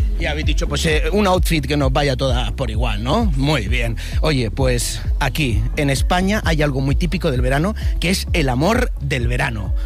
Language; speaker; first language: Spanish; native; Spanish